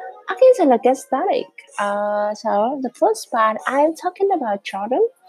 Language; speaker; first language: English; non-native, learner; Vietnamese